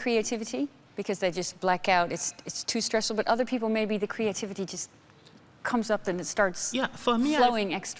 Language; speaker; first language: English; non-native, fluent; Dutch